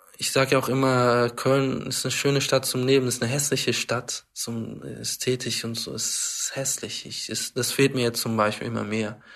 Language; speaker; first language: German; early bilingual, heritage; German